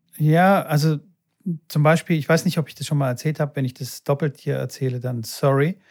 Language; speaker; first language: German; early bilingual, other home language; Bulgarian